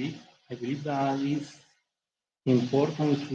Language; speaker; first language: English; non-native, learner; Spanish